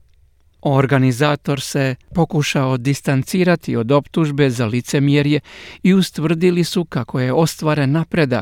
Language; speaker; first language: Croatian; native; Croatian